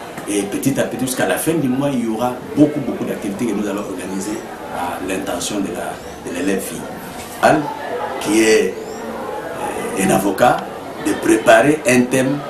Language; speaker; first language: French; native; French